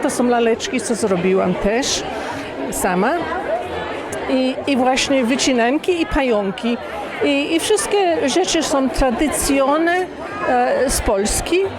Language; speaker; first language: Polish; early bilingual, heritage; Polish